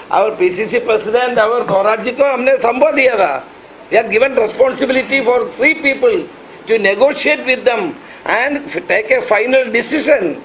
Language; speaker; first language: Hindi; non-native, local second language; Marathi